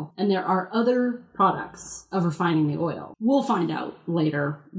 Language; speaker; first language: English; native; English